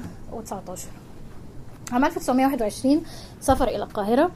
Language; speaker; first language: Arabic; native; Arabic